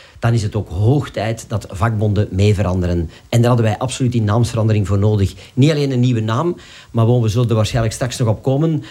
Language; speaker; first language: Dutch; native; Dutch